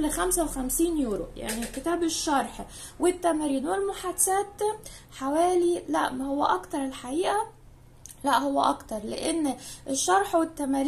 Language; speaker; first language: Arabic; native; Arabic